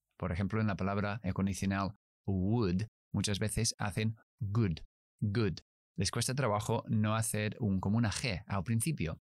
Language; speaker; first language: Spanish; non-native, fluent; English